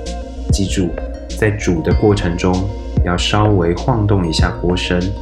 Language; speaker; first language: Chinese; native; Chinese